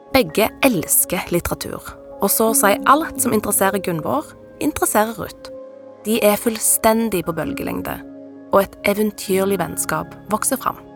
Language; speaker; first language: Norwegian; native; Norwegian